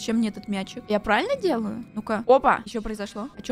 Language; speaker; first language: Russian; native; Russian